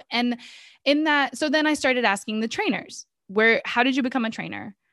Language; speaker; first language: English; native; English